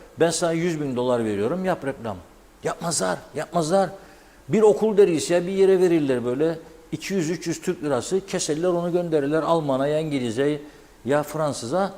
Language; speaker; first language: Turkish; native; Turkish